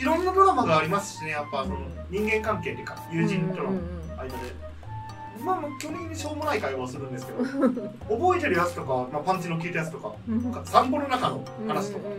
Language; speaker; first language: Japanese; native; Japanese